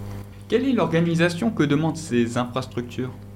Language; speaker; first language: French; native; French